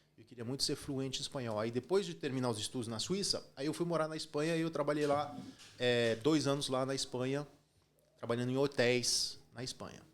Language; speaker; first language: Portuguese; early bilingual, heritage; Portuguese